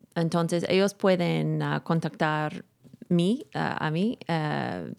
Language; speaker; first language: Spanish; non-native, learner; English